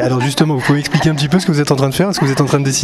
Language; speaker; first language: French; native; French